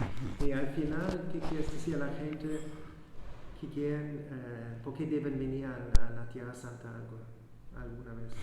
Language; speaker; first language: Spanish; non-native, fluent; German